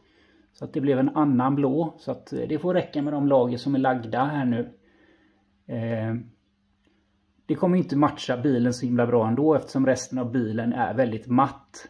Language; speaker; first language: Swedish; native; Swedish